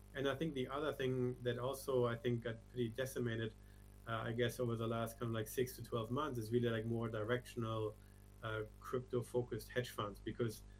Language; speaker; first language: English; non-native, fluent; German